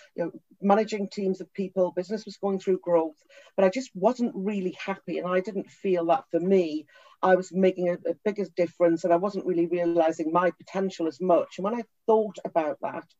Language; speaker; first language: English; native; English